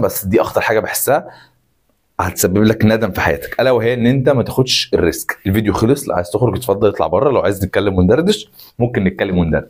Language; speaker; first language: Arabic; native; Arabic